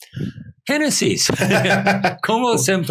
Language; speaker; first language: Spanish; non-native, fluent; English